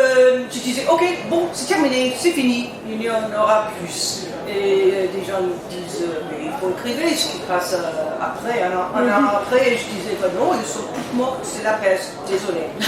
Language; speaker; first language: French; non-native, learner; English